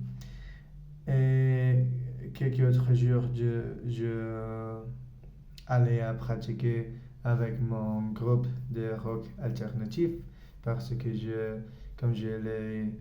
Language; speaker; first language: French; non-native, learner; Spanish